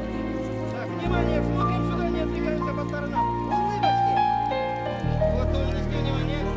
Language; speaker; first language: Russian; native; Russian